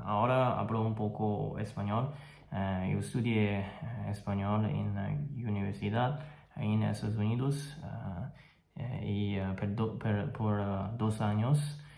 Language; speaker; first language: Spanish; non-native, learner; Chinese